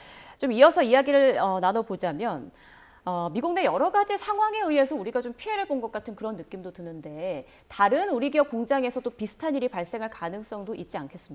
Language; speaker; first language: Korean; native; Korean